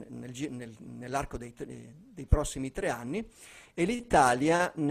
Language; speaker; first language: Italian; native; Italian